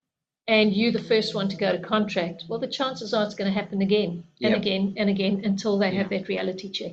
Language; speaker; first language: English; native; English